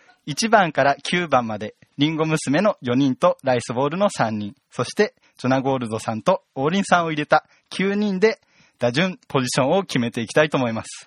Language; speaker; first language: Japanese; native; Japanese